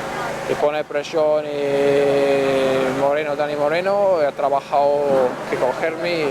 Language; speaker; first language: Spanish; non-native, learner; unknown